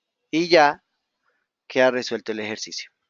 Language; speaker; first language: Spanish; native; Spanish